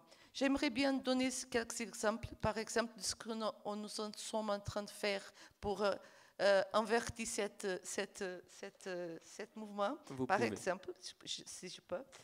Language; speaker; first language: French; non-native, fluent; Portuguese